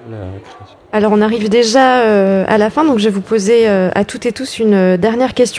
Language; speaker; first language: French; native; French